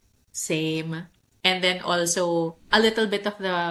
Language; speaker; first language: English; non-native, local second language; Filipino